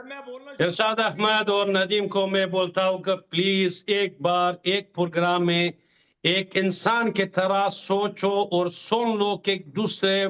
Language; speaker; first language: Hindi; non-native, fluent; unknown